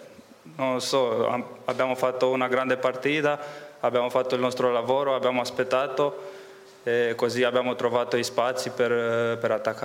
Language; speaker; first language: Italian; non-native, fluent; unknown